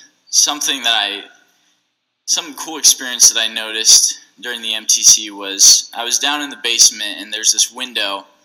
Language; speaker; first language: English; native; English